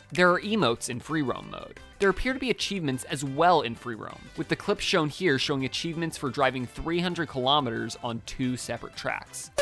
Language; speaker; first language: English; native; English